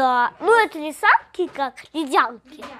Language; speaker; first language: Russian; native; Russian